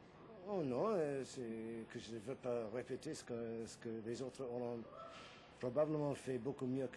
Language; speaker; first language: French; non-native, fluent; English